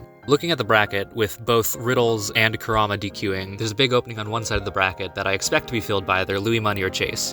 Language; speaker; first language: English; native; English